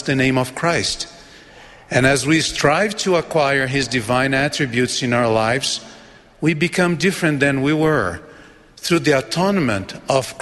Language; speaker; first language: English; non-native, fluent; Portuguese